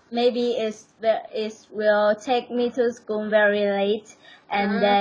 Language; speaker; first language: English; non-native, learner; Vietnamese